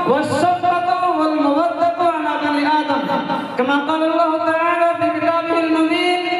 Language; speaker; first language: Arabic; non-native, learner; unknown